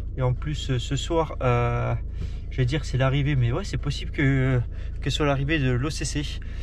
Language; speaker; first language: French; native; French